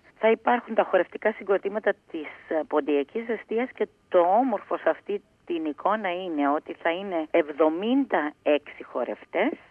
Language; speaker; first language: Greek; early bilingual, heritage; Greek